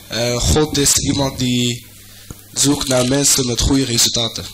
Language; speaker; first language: Dutch; non-native, fluent; French